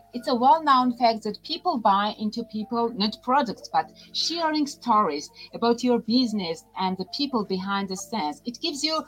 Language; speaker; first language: English; non-native, fluent; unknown